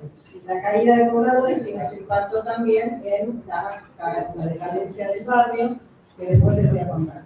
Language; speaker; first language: Spanish; native; Spanish